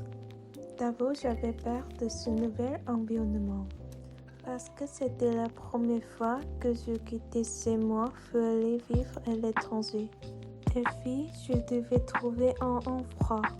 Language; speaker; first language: French; non-native, learner; Korean